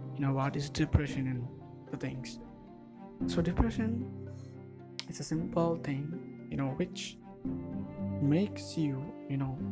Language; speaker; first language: English; non-native, local second language; Tamil